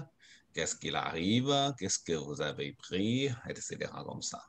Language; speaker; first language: French; non-native, fluent; Chinese